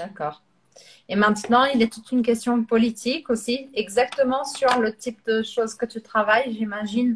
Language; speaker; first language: French; non-native, fluent; Portuguese